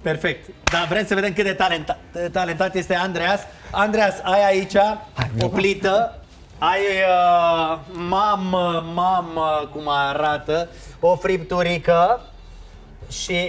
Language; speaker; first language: Romanian; native; Romanian